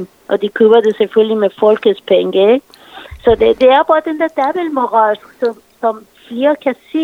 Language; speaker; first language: Danish; non-native, fluent; Persian